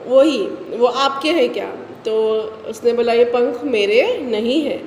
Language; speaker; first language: Hindi; non-native, local second language; Marathi